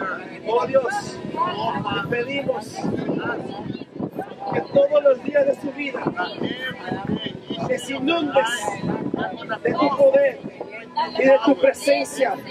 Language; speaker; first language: Spanish; native; Spanish